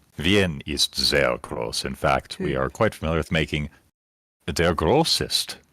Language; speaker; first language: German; non-native, learner; English